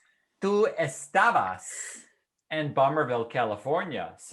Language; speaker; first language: Spanish; non-native, fluent; English